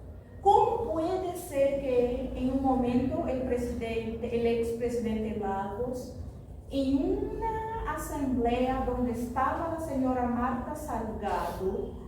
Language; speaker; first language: Spanish; non-native, fluent; Portuguese